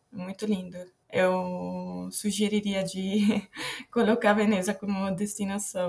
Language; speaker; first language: Portuguese; non-native, fluent; Italian